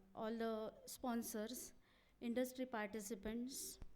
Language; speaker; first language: English; non-native, local second language; Marathi